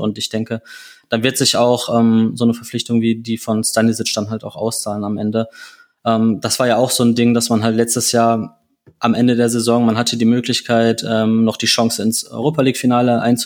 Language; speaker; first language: German; native; German